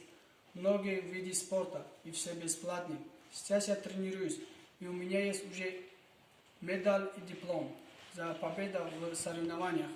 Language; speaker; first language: Russian; non-native, local second language; Tajik